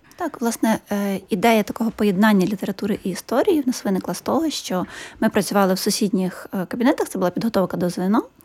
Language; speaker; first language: Ukrainian; native; Ukrainian